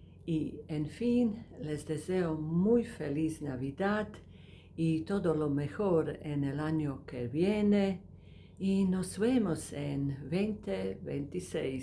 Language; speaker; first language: Spanish; non-native, fluent; Croatian